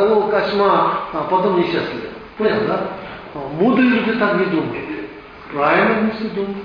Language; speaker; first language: Russian; non-native, learner; Tibetan